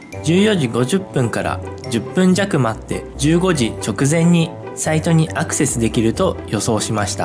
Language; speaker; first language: Japanese; native; Japanese